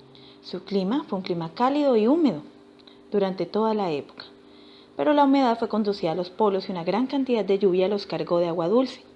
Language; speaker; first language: Spanish; native; Spanish